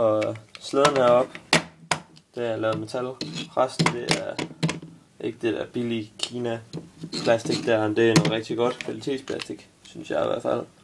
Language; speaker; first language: Danish; native; Danish